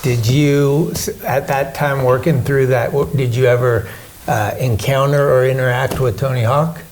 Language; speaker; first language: English; native; English